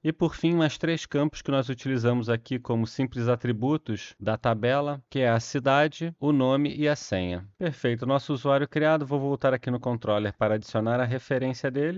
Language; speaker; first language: Portuguese; native; Portuguese